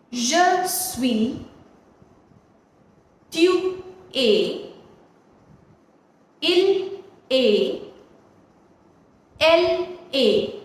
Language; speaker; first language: French; non-native, fluent; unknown